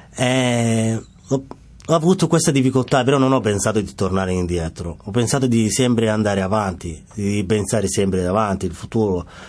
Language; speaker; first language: Italian; non-native, fluent; Somali